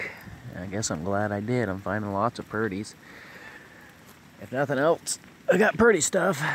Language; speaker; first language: English; native; English